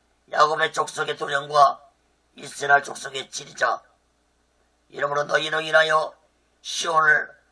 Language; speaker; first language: Korean; native; Korean